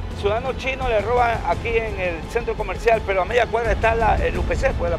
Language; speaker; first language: Spanish; native; Spanish